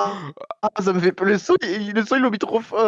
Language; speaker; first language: French; native; French